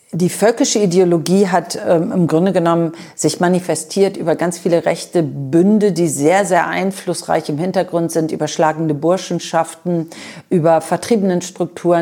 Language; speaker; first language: German; native; German